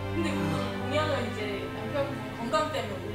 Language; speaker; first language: Korean; native; Korean